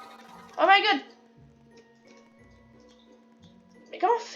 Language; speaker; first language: French; native; French